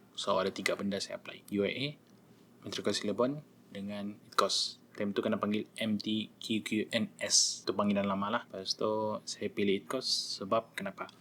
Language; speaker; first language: Malay; native; Malay